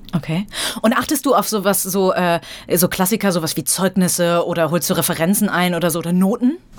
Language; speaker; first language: German; native; German